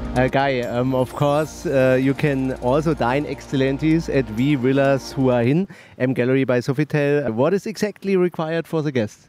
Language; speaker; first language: English; non-native, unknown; German